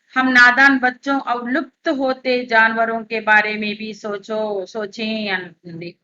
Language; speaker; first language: Hindi; non-native, local second language; Telugu